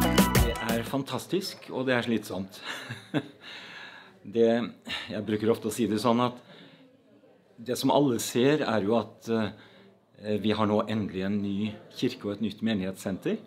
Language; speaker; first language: Norwegian; native; Norwegian